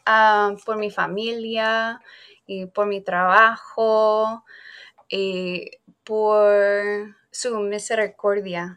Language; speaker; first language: Spanish; non-native, fluent; English